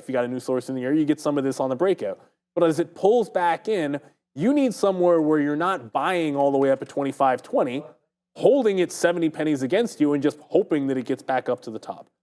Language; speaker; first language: English; native; English